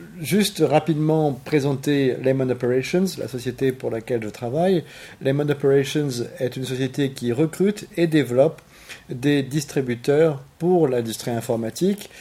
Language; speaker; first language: French; native; French